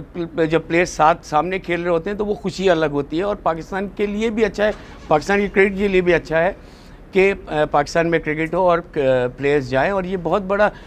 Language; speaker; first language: Urdu; native; Urdu